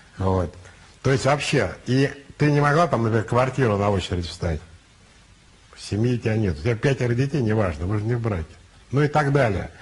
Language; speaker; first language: Russian; native; Russian